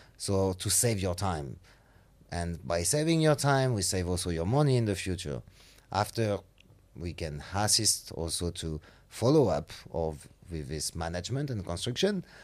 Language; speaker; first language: English; non-native, fluent; French